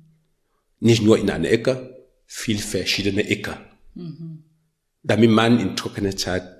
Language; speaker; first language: German; non-native, learner; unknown